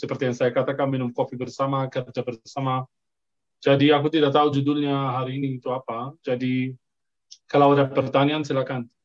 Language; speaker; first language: Indonesian; non-native, fluent; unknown